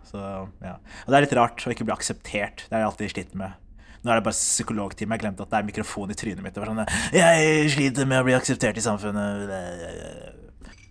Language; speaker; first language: Norwegian; early bilingual, other home language; Somali